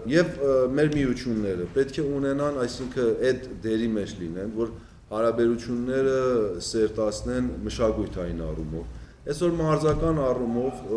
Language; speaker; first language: Armenian; early bilingual, heritage; Armenian